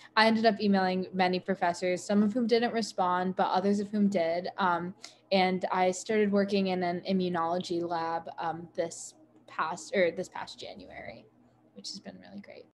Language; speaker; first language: English; native; English